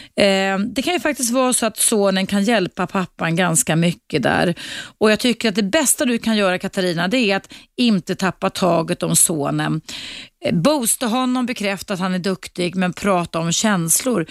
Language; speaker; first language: Swedish; native; Swedish